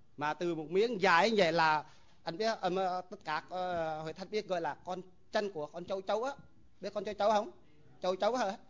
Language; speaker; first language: Vietnamese; non-native, local second language; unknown